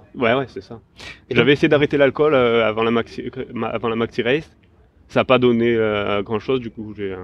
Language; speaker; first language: French; native; French